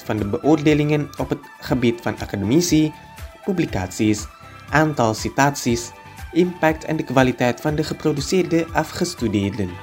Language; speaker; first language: Dutch; non-native, fluent; Indonesian